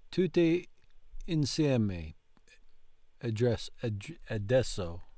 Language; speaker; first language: Italian; non-native, learner; English